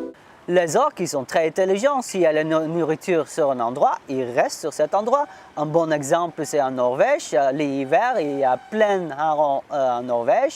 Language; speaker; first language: French; non-native, learner; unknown